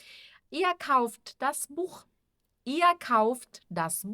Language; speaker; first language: German; non-native, fluent; Portuguese